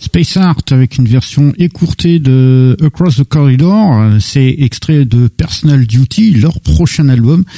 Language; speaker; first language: French; native; French